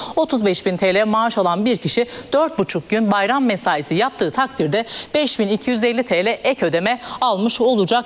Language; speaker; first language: Turkish; native; Turkish